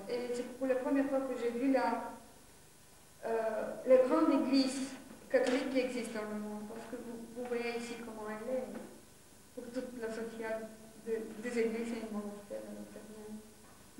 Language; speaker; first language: French; non-native, fluent; Bulgarian